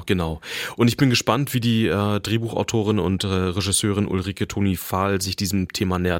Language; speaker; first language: German; native; German